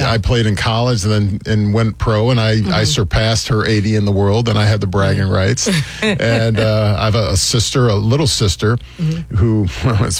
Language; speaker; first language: English; native; English